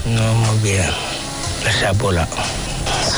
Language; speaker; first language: Spanish; non-native, learner; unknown